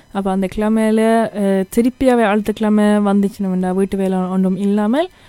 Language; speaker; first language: Tamil; early bilingual, heritage; Tamil